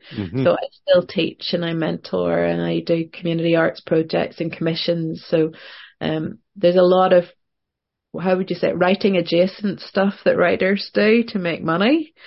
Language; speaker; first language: English; native; English